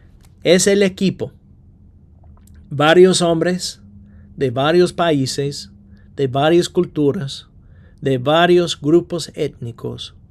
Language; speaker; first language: Spanish; non-native, fluent; English